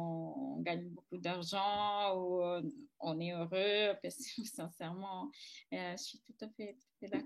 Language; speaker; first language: French; non-native, fluent; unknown